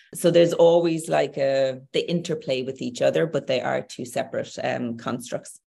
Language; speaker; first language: English; native; English